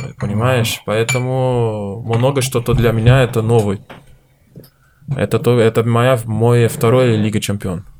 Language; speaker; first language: Russian; non-native, learner; Portuguese